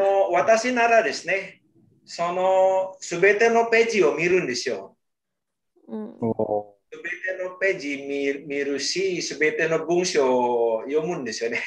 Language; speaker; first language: Japanese; non-native, learner; Indonesian